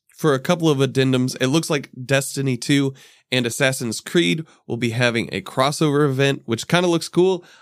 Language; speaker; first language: English; native; English